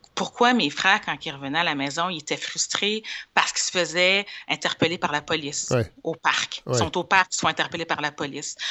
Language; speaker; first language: French; native; French